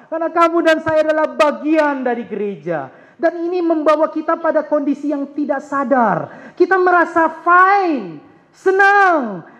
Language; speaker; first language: Indonesian; native; Indonesian